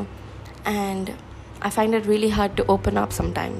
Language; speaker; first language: English; non-native, local second language; Hindi